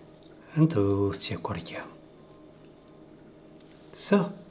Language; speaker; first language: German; non-native, learner; Tibetan